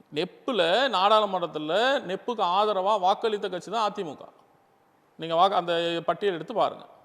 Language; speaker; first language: Tamil; non-native, local second language; Urdu